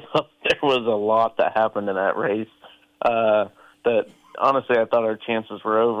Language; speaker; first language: English; native; English